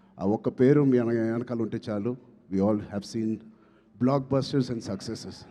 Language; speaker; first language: Telugu; native; Telugu